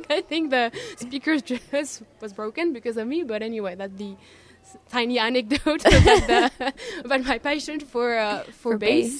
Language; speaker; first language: English; non-native, fluent; French